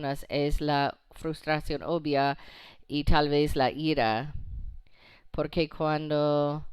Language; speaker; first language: Spanish; non-native, fluent; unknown